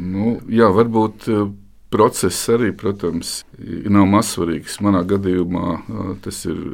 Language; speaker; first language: Latvian; native; Latvian